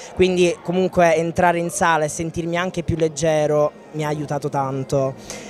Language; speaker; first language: Italian; native; Italian